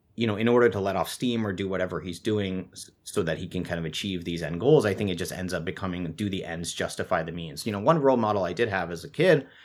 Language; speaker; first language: English; native; English